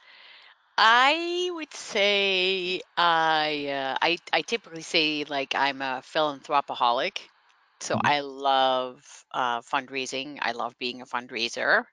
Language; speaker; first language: English; non-native, fluent; Dutch